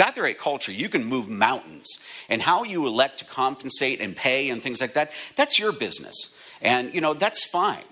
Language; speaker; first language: English; native; English